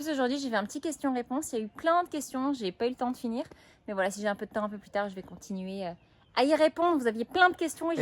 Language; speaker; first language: French; native; French